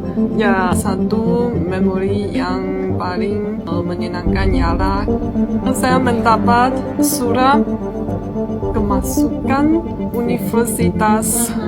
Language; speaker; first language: Indonesian; non-native, learner; Chinese